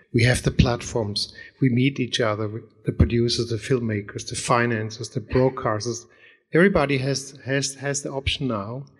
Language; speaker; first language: English; non-native, fluent; German